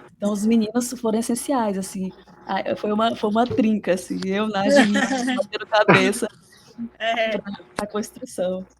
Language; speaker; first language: Portuguese; native; Portuguese